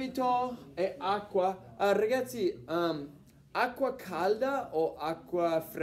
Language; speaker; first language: Italian; non-native, fluent; English